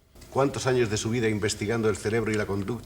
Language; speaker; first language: Spanish; native; Spanish